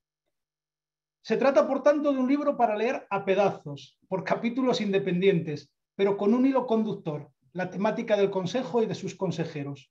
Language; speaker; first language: Spanish; native; Spanish